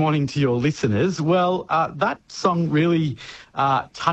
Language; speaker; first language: English; native; English